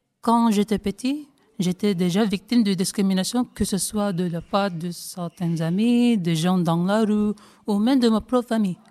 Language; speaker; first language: French; non-native, learner; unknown